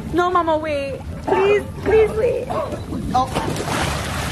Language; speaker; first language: English; native; English